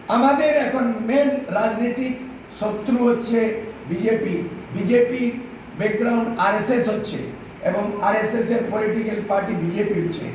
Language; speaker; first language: Bangla; non-native, local second language; Santali